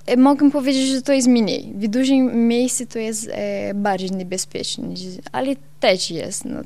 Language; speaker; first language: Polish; non-native, learner; Portuguese